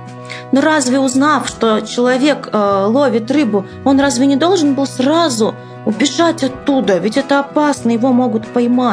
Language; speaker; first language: Russian; native; Russian